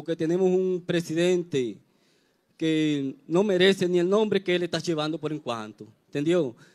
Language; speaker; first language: Portuguese; non-native, learner; Spanish